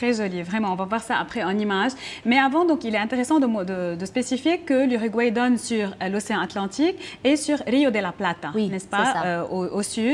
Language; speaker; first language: French; non-native, local second language; Arabic